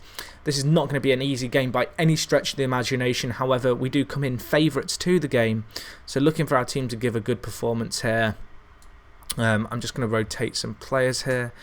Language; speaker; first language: English; native; English